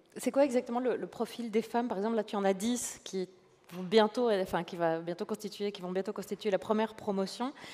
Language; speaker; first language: French; native; French